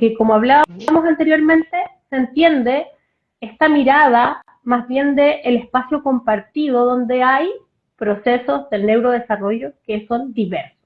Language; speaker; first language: Spanish; native; Spanish